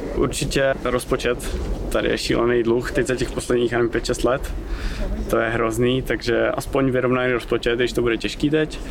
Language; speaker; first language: Czech; native; Czech